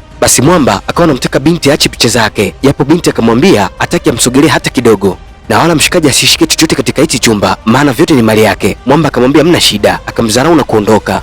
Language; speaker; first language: Swahili; native; Swahili